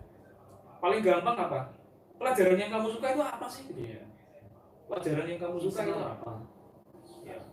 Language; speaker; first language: Indonesian; native; Indonesian